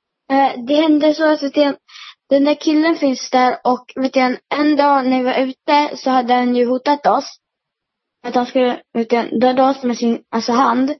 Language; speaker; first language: Swedish; early bilingual, other home language; Amharic